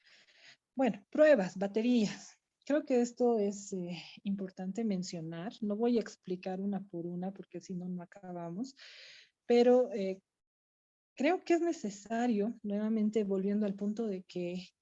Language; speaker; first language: Spanish; native; Spanish